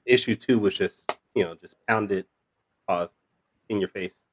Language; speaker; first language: English; native; English